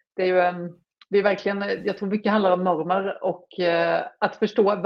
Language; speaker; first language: Swedish; native; Swedish